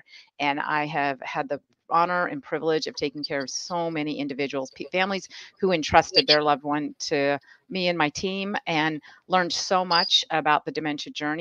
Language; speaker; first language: English; native; English